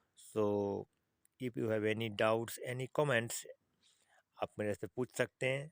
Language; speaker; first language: Hindi; native; Hindi